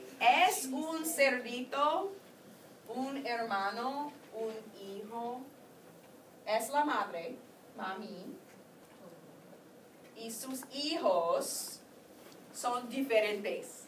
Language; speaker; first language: Spanish; non-native, fluent; English